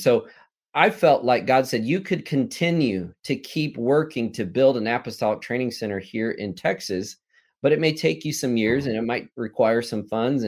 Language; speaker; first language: English; native; English